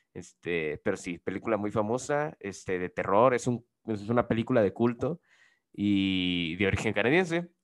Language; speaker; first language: Spanish; native; Spanish